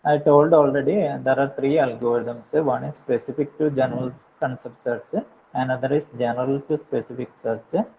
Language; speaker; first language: English; non-native, local second language; Malayalam